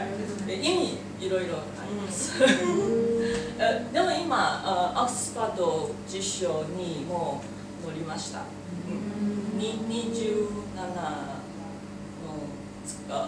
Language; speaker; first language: Japanese; non-native, learner; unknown